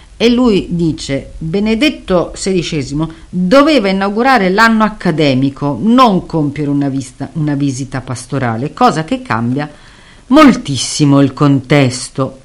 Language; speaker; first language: Italian; native; Italian